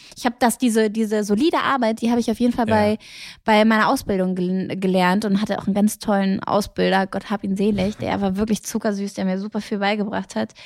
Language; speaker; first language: German; early bilingual, other home language; Greek